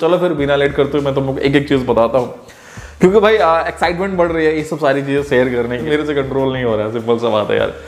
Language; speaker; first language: Hindi; native; Hindi